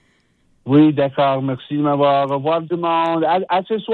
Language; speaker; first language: French; non-native, local second language; English